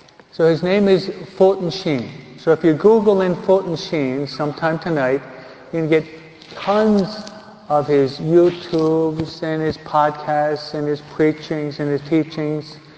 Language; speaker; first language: English; native; English